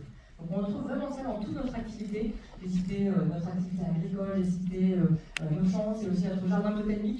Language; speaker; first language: French; native; French